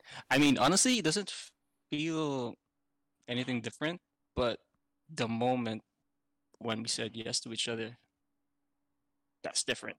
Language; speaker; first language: English; non-native, local second language; Filipino